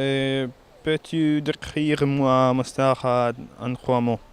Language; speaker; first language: French; non-native, learner; Bosnian